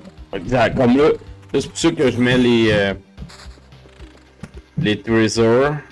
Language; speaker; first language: French; native; French